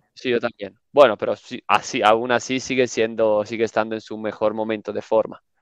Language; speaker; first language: Spanish; non-native, fluent; Italian